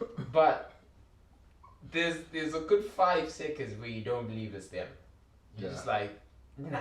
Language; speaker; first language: English; early bilingual, other home language; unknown